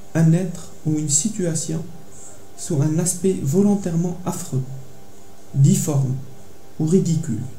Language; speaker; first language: French; non-native, local second language; Arabic